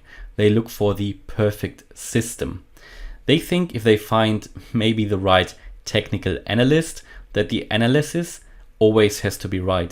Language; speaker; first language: English; non-native, fluent; German